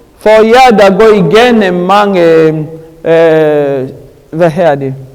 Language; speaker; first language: Danish; non-native, learner; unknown